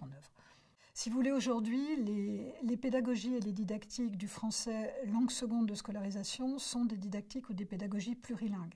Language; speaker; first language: French; native; French